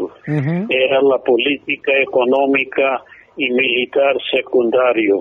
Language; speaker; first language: Spanish; non-native, fluent; English